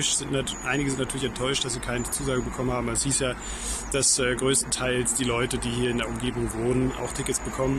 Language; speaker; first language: German; native; German